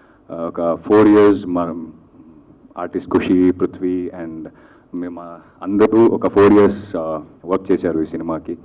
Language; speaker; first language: Telugu; non-native, learner; Kannada